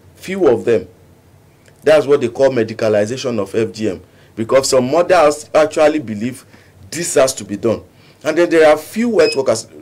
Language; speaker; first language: English; non-native, local second language; Yoruba